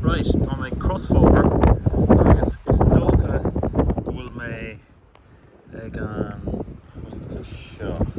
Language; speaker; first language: Irish; native; Irish